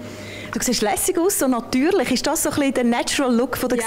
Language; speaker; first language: German; native; German